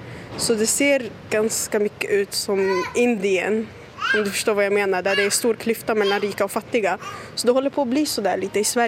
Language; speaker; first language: Swedish; early bilingual, other home language; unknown